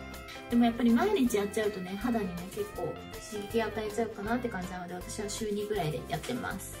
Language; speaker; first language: Japanese; native; Japanese